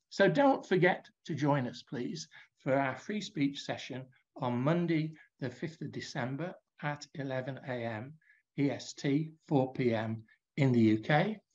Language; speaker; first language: English; native; English